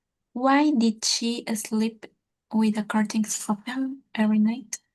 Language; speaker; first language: English; non-native, learner; Spanish